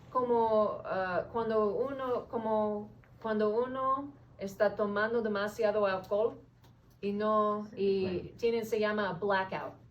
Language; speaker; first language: Spanish; non-native, learner; English